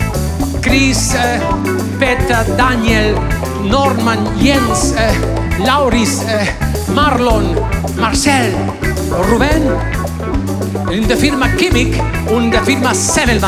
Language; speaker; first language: German; non-native, learner; Spanish